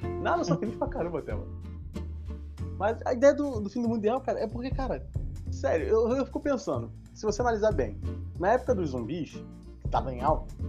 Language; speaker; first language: Portuguese; native; Portuguese